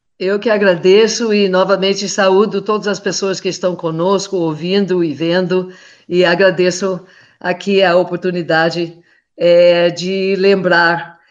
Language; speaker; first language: Portuguese; non-native, fluent; English